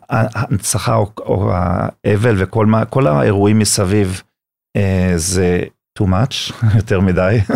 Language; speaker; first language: Hebrew; non-native, fluent; German